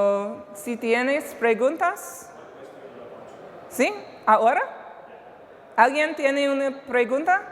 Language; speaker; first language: Spanish; non-native, learner; English